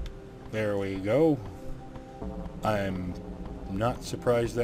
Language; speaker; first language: English; native; English